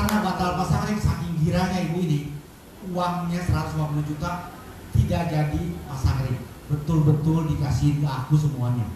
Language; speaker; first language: Indonesian; native; Indonesian